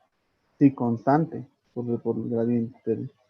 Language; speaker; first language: Spanish; native; Spanish